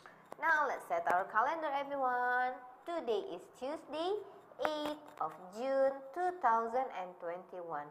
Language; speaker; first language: English; non-native, learner; Indonesian